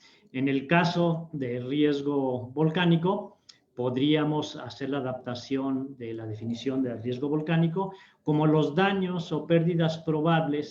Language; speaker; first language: Spanish; native; Spanish